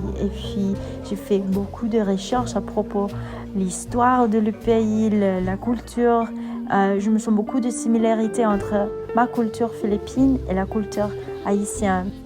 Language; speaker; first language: French; non-native, fluent; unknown